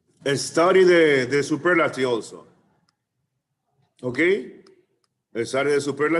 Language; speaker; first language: English; non-native, fluent; Spanish